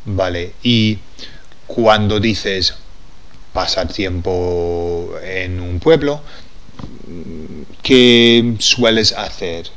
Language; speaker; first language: Spanish; non-native, fluent; English